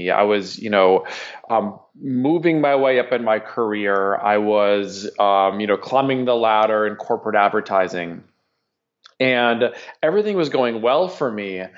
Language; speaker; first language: English; native; English